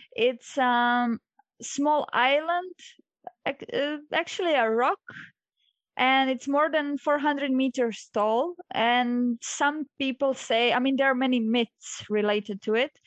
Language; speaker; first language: English; non-native, fluent; Croatian